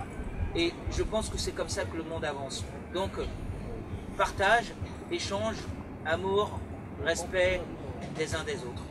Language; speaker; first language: French; early bilingual, other home language; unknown